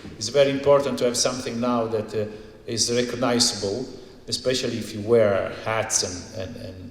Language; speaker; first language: English; non-native, fluent; Italian